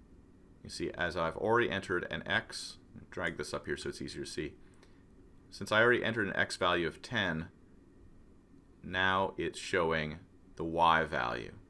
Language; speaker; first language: English; native; English